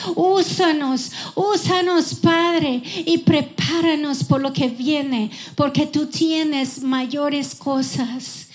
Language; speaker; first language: Spanish; non-native, fluent; English